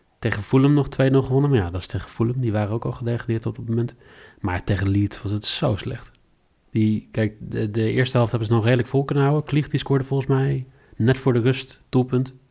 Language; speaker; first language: Dutch; native; Dutch